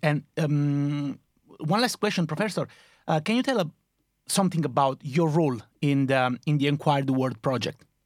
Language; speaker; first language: English; non-native, fluent; Italian